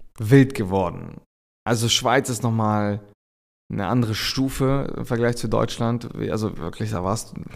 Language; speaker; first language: German; early bilingual, other home language; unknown